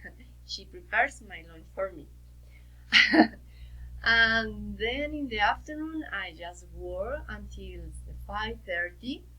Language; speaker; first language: English; non-native, learner; Spanish